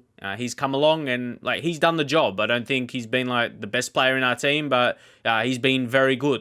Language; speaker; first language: English; native; English